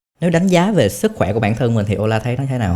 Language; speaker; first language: Vietnamese; native; Vietnamese